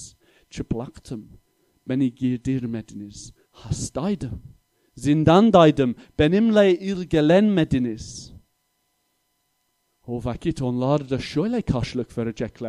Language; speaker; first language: Turkish; non-native, fluent; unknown